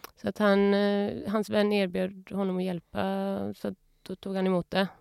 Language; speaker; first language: Swedish; early bilingual, other home language; Persian